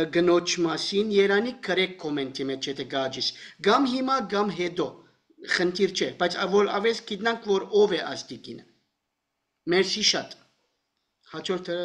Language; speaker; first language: Armenian; early bilingual, heritage; Armenian